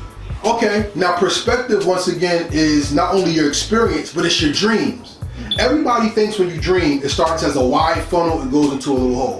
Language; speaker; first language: English; native; English